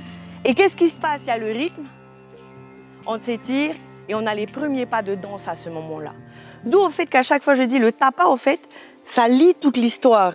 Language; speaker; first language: French; native; French